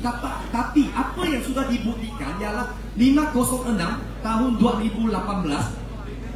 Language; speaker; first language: Malay; non-native, local second language; Chinese